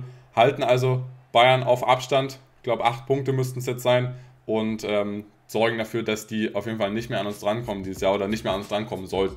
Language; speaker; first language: German; native; German